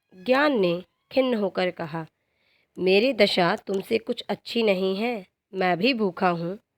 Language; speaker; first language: Hindi; native; Hindi